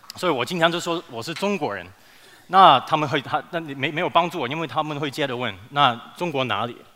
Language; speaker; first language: Chinese; early bilingual, heritage; Chinese